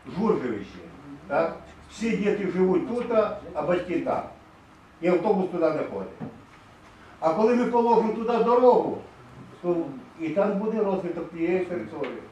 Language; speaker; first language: Ukrainian; native; Ukrainian